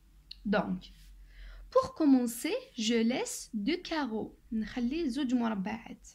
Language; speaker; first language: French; non-native, local second language; Arabic